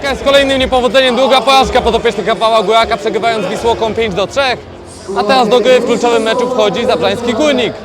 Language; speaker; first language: Polish; native; Polish